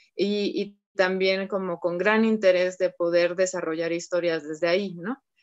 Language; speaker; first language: Spanish; native; Spanish